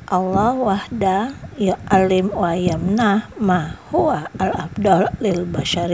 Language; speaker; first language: Arabic; non-native, fluent; Indonesian